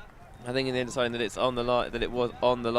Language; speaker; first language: English; native; English